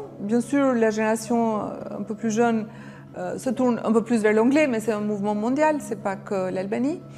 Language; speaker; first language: French; non-native, fluent; Albanian